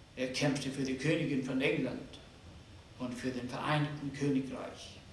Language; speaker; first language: German; non-native, fluent; Nepali